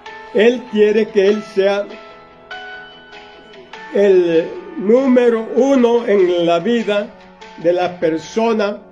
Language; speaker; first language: Spanish; native; Spanish